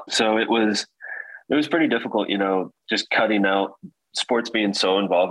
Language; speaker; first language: English; native; English